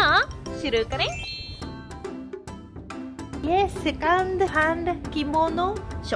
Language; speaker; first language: Hindi; non-native, fluent; Japanese